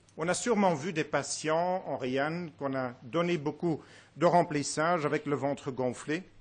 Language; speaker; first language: French; non-native, fluent; Dutch